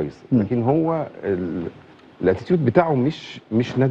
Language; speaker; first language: Arabic; native; Arabic